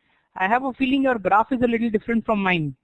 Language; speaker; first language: English; non-native, local second language; Hindi